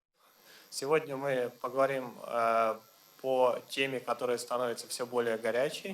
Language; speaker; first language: Russian; native; Russian